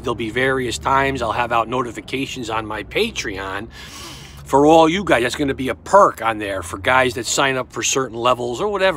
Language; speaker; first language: English; native; English